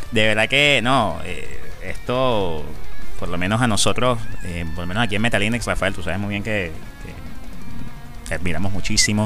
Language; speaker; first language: Spanish; native; Spanish